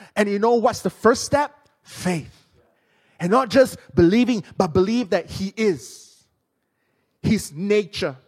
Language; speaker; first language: English; non-native, local second language; Min Nan Chinese